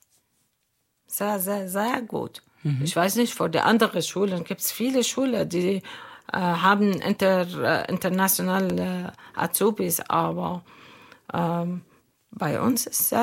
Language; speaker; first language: German; non-native, learner; Arabic